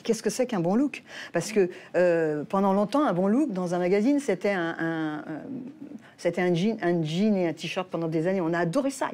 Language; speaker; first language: French; native; French